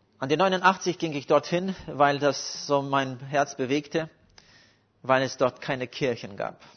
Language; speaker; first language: German; non-native, fluent; Russian